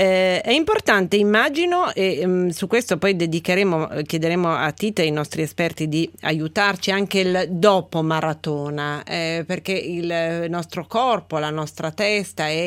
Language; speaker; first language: Italian; native; Italian